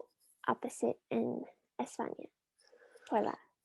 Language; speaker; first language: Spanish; non-native, learner; English